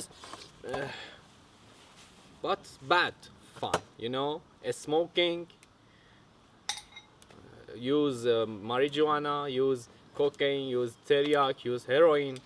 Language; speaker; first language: English; non-native, learner; Persian